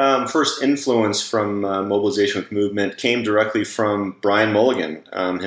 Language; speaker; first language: English; native; English